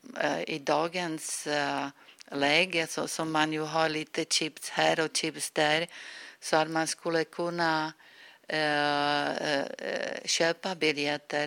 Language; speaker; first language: Swedish; non-native, fluent; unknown